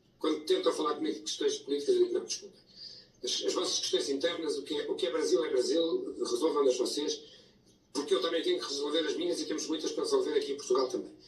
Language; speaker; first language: Portuguese; native; Portuguese